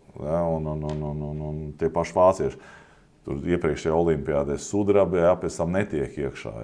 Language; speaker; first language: Latvian; native; Latvian